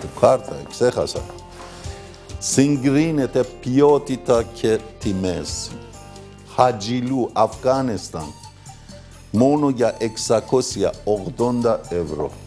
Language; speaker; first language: Greek; non-native, learner; Persian